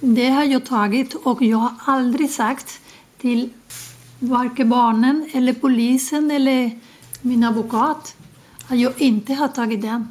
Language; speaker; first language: Swedish; non-native, learner; Spanish